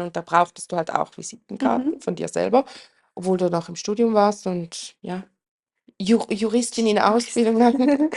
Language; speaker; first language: German; native; German